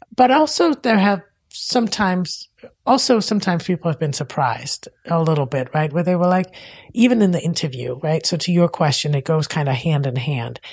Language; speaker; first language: English; non-native, fluent; Danish